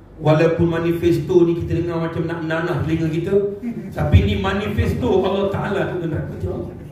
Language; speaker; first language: Malay; non-native, local second language; Tamil